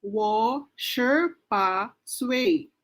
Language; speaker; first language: Chinese; non-native, learner; Filipino